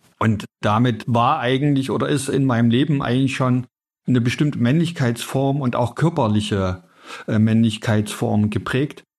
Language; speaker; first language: German; native; German